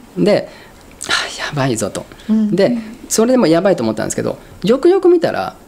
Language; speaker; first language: Japanese; native; Japanese